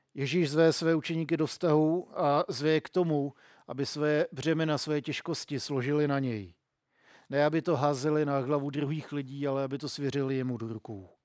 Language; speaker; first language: Czech; native; Czech